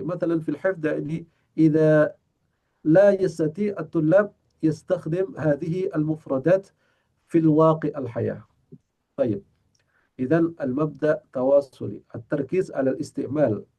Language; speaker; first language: Arabic; non-native, fluent; Indonesian